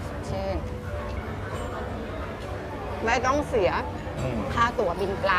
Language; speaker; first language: Thai; native; Thai